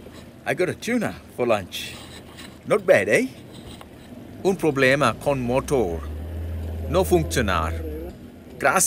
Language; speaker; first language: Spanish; non-native, learner; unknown